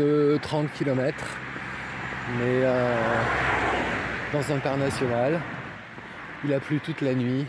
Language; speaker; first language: French; native; French